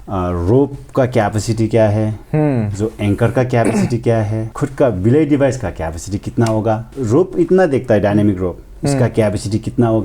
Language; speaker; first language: Hindi; non-native, fluent; Sherpa